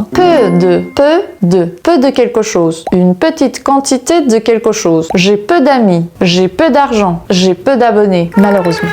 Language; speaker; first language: French; non-native, fluent; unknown